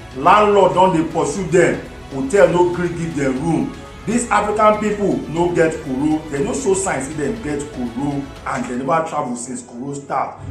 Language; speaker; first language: Nigerian Pidgin; non-native, local second language; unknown